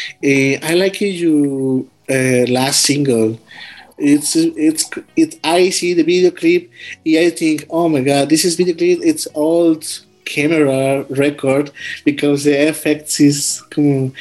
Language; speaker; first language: English; non-native, learner; Spanish